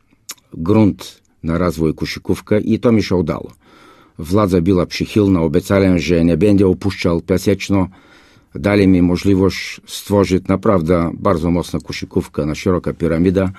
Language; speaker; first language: Polish; non-native, fluent; Bulgarian